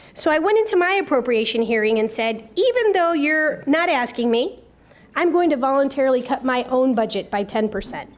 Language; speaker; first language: English; native; English